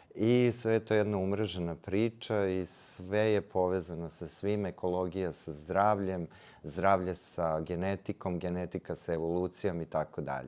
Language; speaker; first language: Serbian; native; Serbian